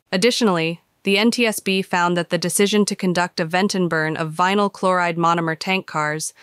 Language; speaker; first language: English; native; English